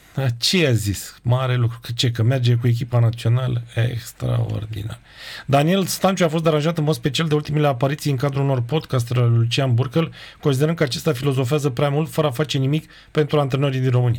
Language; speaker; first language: Romanian; native; Romanian